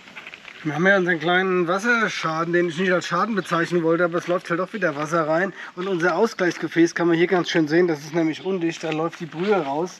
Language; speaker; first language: German; native; German